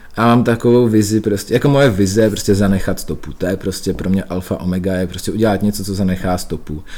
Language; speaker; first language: Czech; early bilingual, other home language; Russian